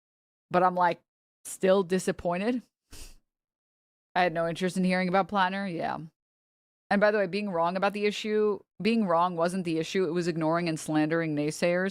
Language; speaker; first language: English; native; English